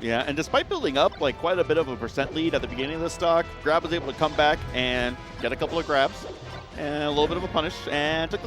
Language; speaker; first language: English; native; English